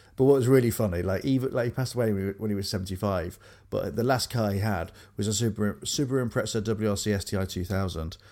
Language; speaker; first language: English; native; English